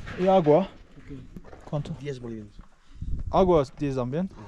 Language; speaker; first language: Spanish; non-native, learner; Turkish